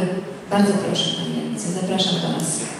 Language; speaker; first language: Polish; native; Polish